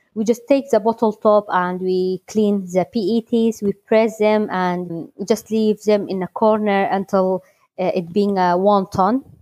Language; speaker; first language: English; non-native, learner; Kurdish